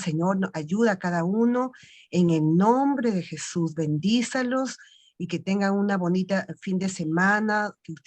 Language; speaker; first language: Spanish; native; Spanish